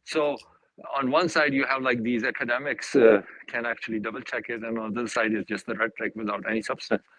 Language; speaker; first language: English; non-native, local second language; Urdu